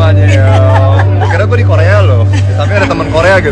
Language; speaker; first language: Indonesian; native; Indonesian